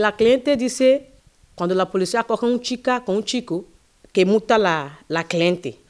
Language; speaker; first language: Spanish; non-native, learner; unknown